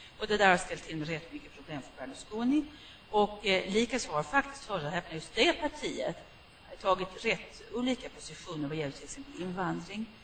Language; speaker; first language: Swedish; native; Swedish